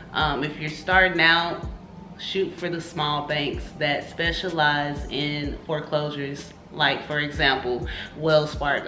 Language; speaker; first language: English; native; English